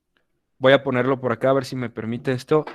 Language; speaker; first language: Spanish; native; Spanish